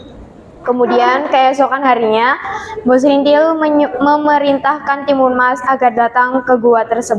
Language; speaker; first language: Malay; non-native, local second language; Javanese